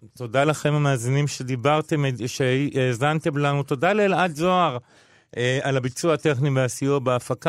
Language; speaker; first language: Hebrew; native; Hebrew